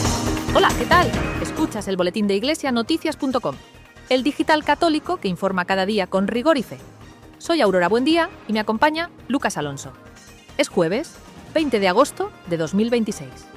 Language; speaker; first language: Spanish; native; Spanish